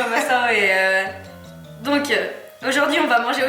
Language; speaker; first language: French; native; French